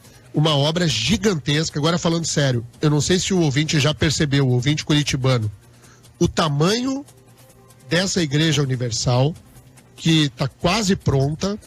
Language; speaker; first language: Portuguese; native; Portuguese